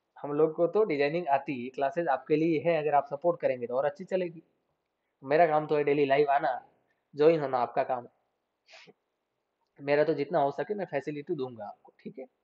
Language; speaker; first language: Hindi; native; Hindi